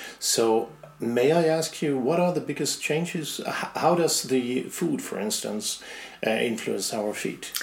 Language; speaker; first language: English; non-native, fluent; Finnish